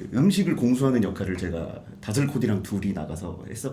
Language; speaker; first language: Korean; native; Korean